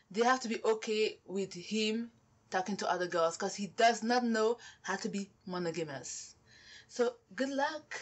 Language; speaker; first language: English; non-native, local second language; French